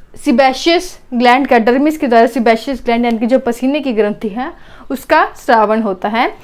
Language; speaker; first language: Hindi; native; Hindi